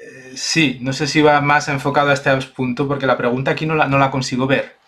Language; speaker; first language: Spanish; native; Spanish